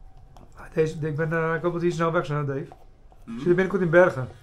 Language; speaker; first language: Dutch; native; Dutch